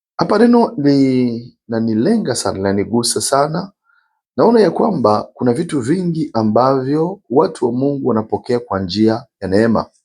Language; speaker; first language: Swahili; non-native, local second language; Rundi